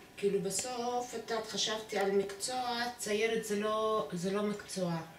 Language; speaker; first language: Hebrew; non-native, local second language; Arabic